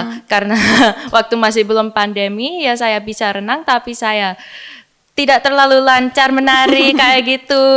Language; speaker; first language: Indonesian; early bilingual, heritage; English